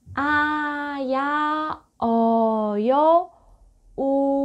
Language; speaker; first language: Spanish; non-native, learner; Korean